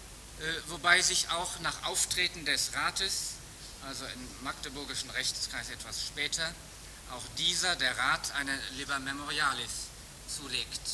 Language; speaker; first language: German; native; German